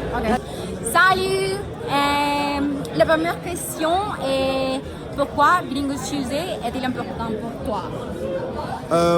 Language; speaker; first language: French; non-native, learner; Spanish